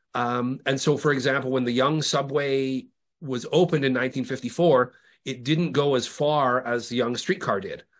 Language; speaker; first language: English; native; English